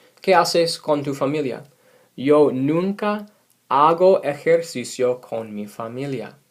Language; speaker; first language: Spanish; non-native, fluent; English